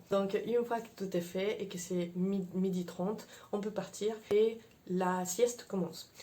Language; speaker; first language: French; non-native, fluent; Spanish